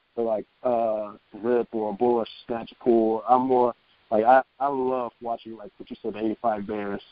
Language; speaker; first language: English; native; English